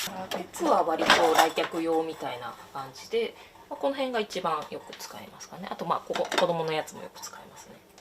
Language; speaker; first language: Japanese; native; Japanese